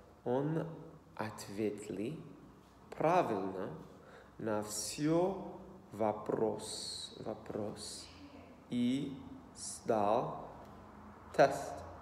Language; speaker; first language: Russian; non-native, learner; English